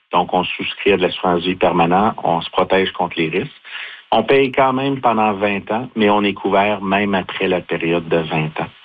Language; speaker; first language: French; native; French